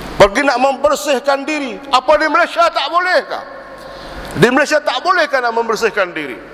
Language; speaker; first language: Malay; native; Malay